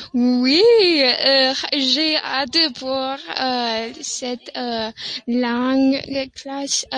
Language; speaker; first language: French; non-native, learner; English